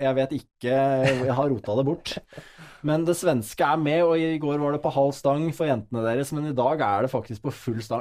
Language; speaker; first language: Norwegian; native; Norwegian